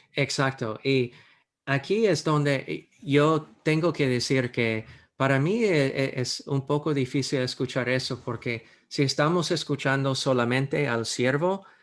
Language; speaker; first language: Spanish; non-native, fluent; English